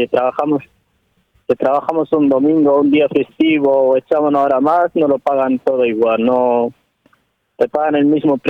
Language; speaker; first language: Spanish; non-native, learner; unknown